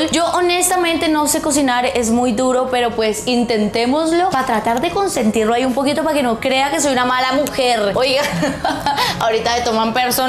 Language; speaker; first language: Spanish; native; Spanish